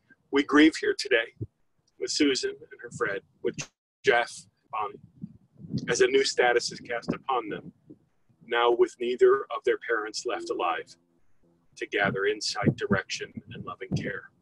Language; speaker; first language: English; native; English